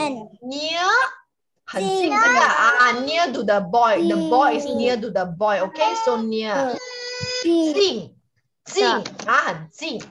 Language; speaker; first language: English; non-native, local second language; Chinese